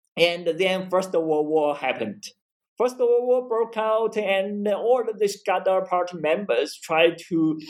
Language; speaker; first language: English; non-native, fluent; Chinese